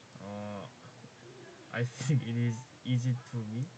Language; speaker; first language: English; non-native, learner; Korean